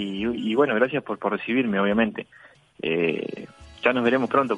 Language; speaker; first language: Spanish; native; Spanish